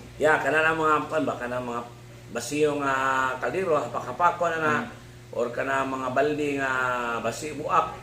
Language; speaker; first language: Cebuano; native; Cebuano